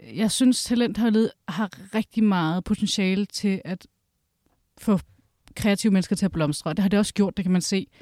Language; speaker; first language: Danish; early bilingual, other home language; Kurdish